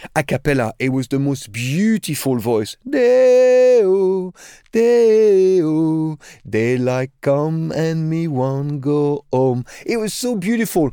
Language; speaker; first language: English; non-native, fluent; French